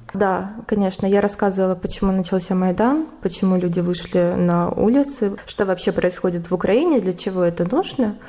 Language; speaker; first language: Russian; native; Russian